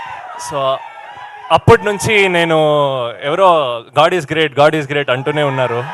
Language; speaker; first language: Telugu; non-native, learner; Kannada